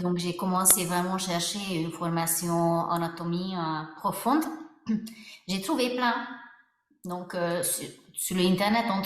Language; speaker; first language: French; non-native, fluent; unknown